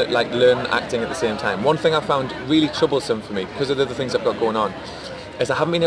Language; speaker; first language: English; native; English